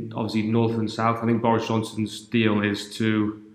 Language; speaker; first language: English; native; English